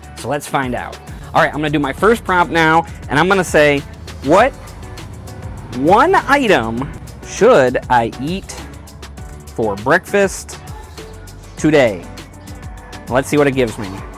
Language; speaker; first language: English; native; English